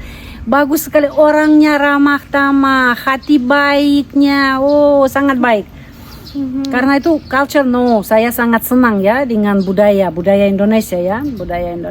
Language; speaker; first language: Indonesian; non-native, fluent; Russian